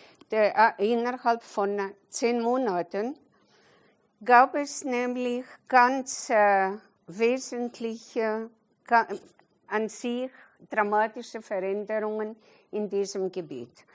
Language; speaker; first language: German; non-native, fluent; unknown